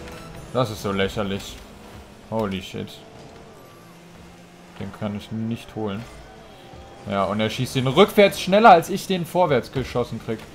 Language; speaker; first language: German; native; German